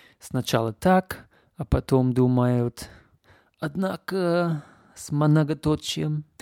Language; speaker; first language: Russian; non-native, fluent; English